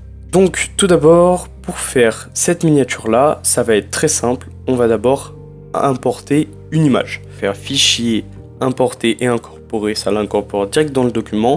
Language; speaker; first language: French; native; French